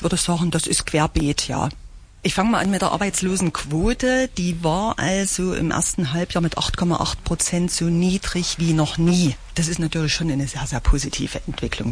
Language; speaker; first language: German; native; German